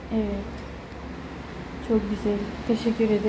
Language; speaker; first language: Turkish; non-native, learner; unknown